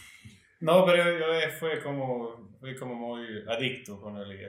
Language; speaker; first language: Spanish; non-native, learner; Swedish